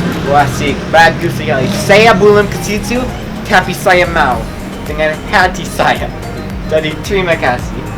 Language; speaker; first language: Indonesian; non-native, local second language; English